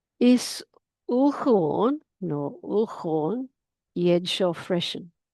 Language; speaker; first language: Irish; non-native, learner; English